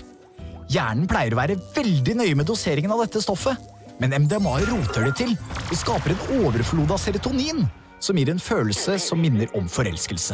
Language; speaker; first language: Norwegian; native; Norwegian